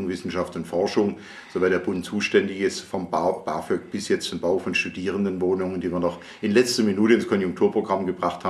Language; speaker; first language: German; native; German